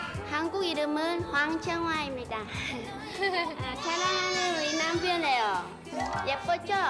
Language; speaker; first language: Korean; non-native, learner; Vietnamese